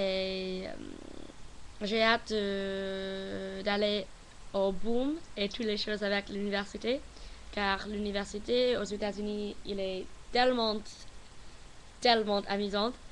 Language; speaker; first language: French; non-native, learner; English